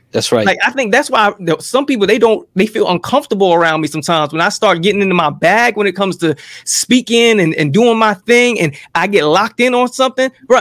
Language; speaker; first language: English; native; English